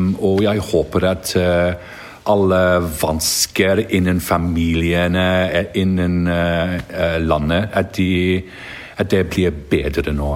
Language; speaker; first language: Norwegian; non-native, learner; English